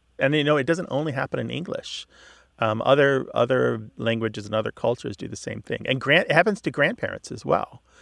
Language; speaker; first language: English; native; English